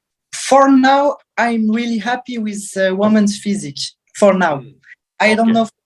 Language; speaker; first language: English; non-native, learner; French